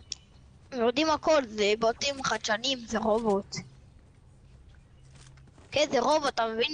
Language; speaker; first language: Hebrew; native; Hebrew